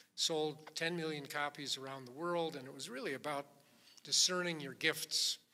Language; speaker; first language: English; native; English